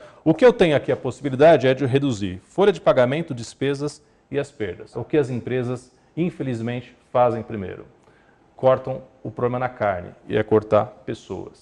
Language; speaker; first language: Portuguese; native; Portuguese